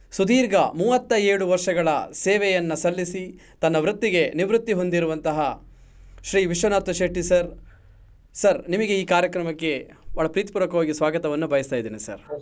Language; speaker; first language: Kannada; native; Kannada